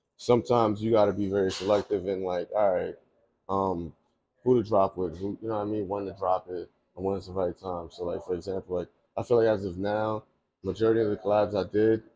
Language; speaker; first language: English; native; English